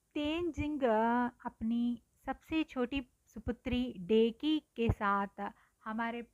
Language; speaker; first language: Hindi; non-native, local second language; Telugu